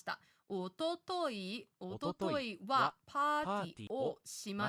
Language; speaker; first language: Japanese; non-native, learner; English